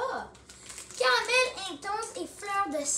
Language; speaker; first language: French; non-native, local second language; English